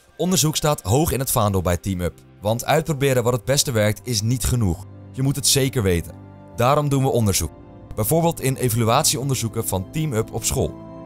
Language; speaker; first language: Dutch; native; Dutch